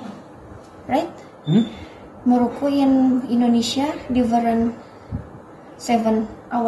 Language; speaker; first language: English; non-native, learner; Indonesian